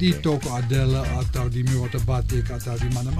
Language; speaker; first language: Indonesian; non-native, fluent; Dutch